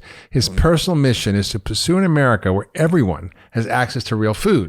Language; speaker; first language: English; native; English